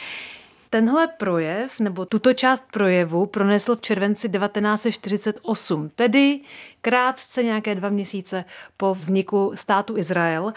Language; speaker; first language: Czech; native; Czech